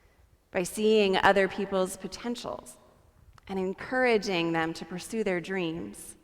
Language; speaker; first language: English; native; English